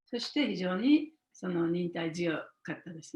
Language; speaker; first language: Japanese; native; Japanese